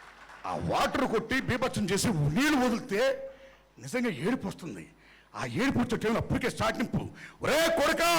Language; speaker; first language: Telugu; native; Telugu